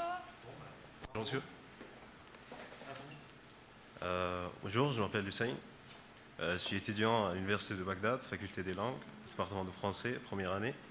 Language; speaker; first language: French; non-native, learner; Arabic